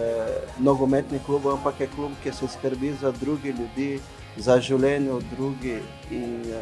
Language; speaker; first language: Slovenian; non-native, fluent; Portuguese